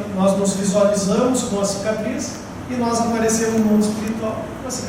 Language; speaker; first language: Portuguese; native; Portuguese